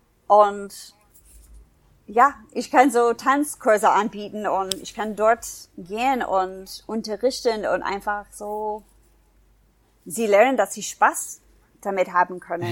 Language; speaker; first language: German; non-native, fluent; English